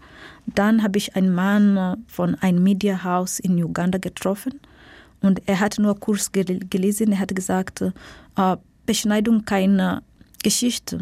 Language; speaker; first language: German; non-native, fluent; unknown